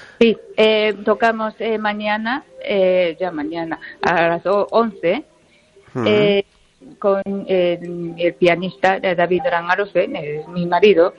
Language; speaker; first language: Spanish; non-native, learner; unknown